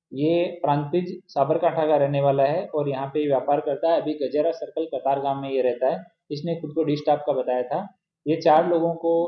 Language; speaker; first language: Hindi; non-native, local second language; Gujarati